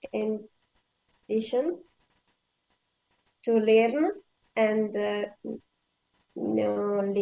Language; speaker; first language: English; non-native, learner; Italian